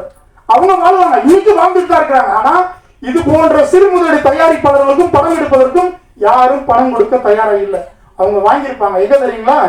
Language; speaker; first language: Tamil; native; Tamil